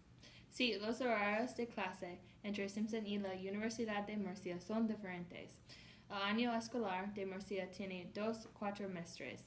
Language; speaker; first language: Spanish; non-native, learner; English